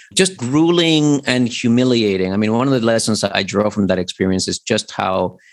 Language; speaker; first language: English; early bilingual, other home language; Spanish